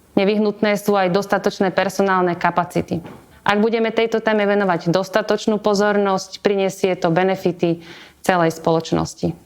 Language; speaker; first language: Slovak; native; Slovak